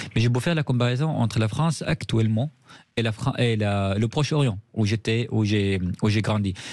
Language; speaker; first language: French; non-native, fluent; Arabic